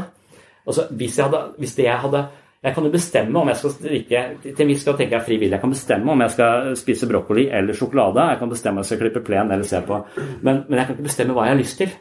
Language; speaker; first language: Norwegian; native; Norwegian